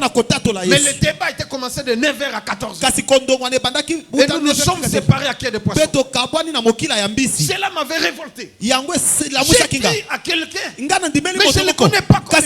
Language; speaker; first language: French; non-native, local second language; Lingala